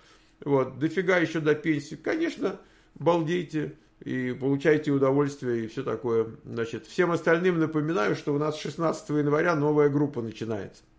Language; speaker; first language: Russian; native; Russian